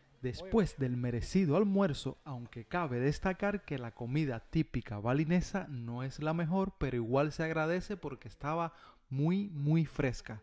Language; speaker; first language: Spanish; native; Spanish